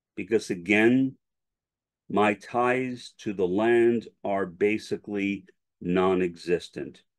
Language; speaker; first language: English; native; English